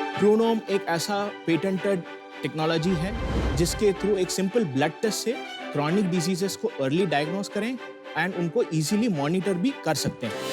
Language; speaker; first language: Hindi; non-native, local second language; Tamil